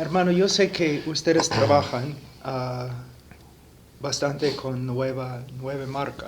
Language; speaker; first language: Spanish; non-native, fluent; English